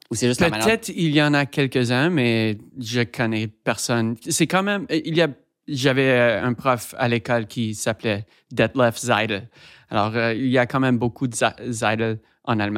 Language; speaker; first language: French; non-native, fluent; English